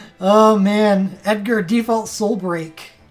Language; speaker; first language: English; native; English